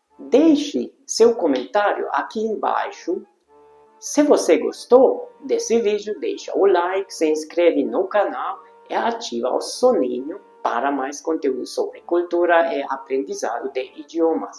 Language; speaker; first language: Portuguese; non-native, fluent; Hungarian